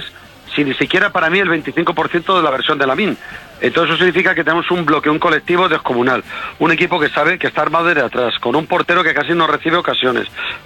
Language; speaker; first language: Spanish; native; Spanish